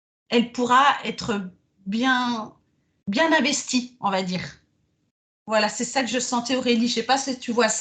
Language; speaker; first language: French; native; French